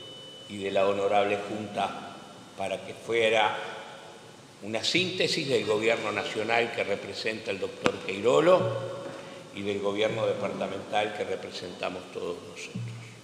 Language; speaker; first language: Spanish; native; Spanish